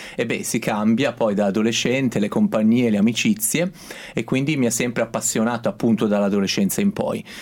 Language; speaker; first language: Italian; native; Italian